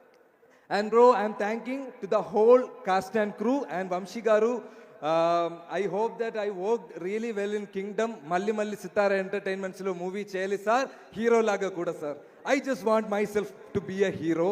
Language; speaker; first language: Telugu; non-native, learner; Malayalam